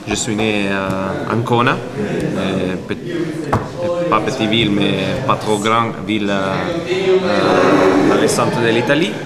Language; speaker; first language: French; non-native, fluent; Italian